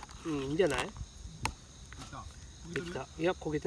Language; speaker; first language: Japanese; native; Japanese